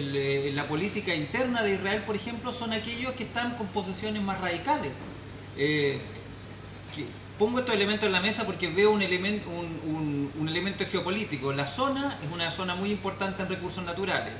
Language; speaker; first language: Spanish; native; Spanish